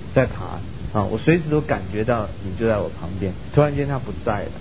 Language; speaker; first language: Chinese; early bilingual, other home language; Min Nan Chinese